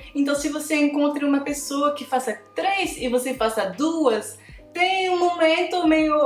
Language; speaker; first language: Portuguese; non-native, fluent; French